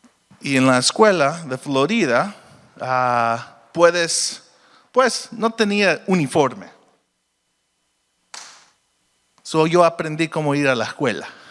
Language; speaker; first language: Spanish; early bilingual, heritage; Spanish